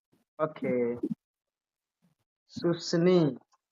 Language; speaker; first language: English; non-native, learner; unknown